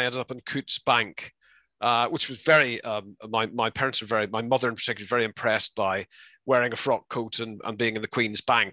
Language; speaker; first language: English; native; English